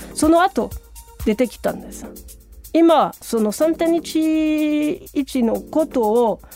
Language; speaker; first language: Japanese; non-native, fluent; French